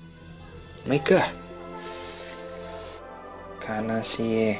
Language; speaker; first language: Japanese; non-native, learner; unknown